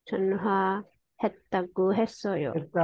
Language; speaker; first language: Korean; non-native, learner; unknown